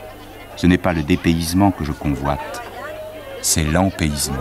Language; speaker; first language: French; native; French